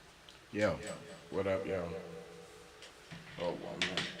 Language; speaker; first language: English; native; English